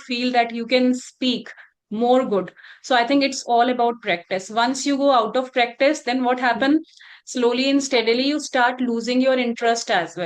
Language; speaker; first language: English; non-native, local second language; Hindi